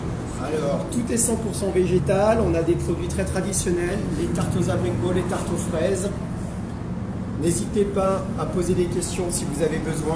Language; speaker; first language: French; native; French